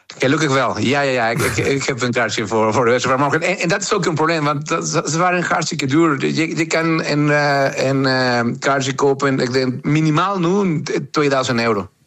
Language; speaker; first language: Dutch; non-native, fluent; Spanish